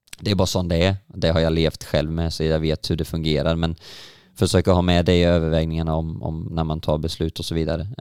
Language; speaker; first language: Swedish; native; Swedish